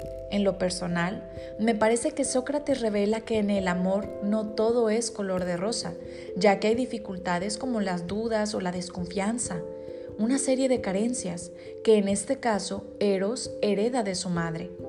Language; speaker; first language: Spanish; native; Spanish